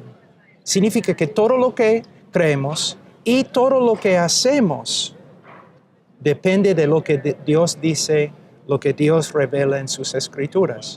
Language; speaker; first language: Spanish; non-native, fluent; English